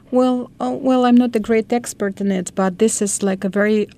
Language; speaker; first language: English; non-native, fluent; Russian